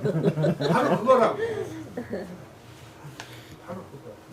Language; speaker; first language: Korean; native; Korean